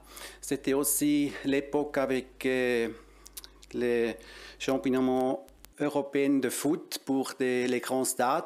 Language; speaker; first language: French; non-native, local second language; German